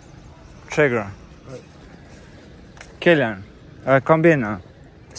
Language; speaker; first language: French; non-native, learner; English